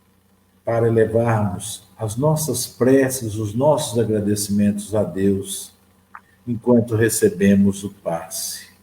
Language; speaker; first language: Portuguese; native; Portuguese